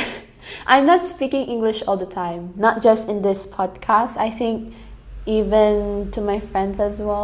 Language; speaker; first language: English; native; English